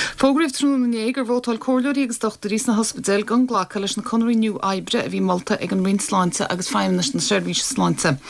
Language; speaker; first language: Irish; native; Irish